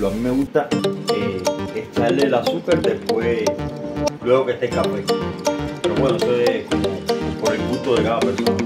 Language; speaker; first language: Spanish; native; Spanish